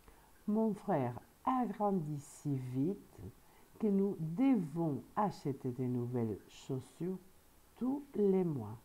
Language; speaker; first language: French; non-native, fluent; Spanish